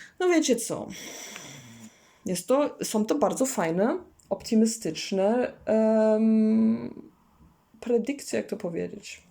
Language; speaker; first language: Polish; non-native, learner; German